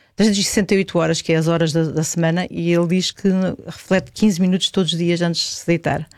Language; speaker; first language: Portuguese; native; Portuguese